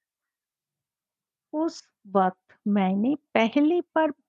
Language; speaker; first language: English; non-native, local second language; Bangla